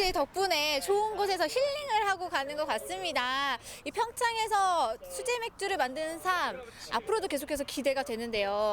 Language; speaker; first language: Korean; native; Korean